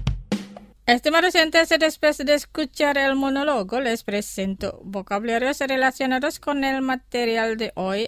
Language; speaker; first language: Spanish; non-native, fluent; Indonesian